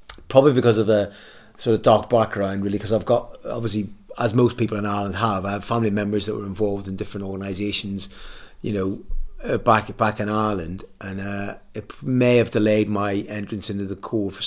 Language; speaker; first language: English; native; English